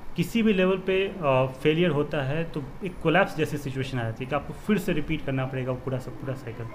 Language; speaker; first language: Hindi; native; Hindi